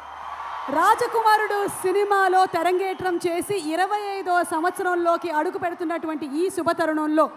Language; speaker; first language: Telugu; native; Telugu